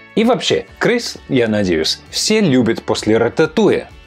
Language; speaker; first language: Russian; non-native, fluent; English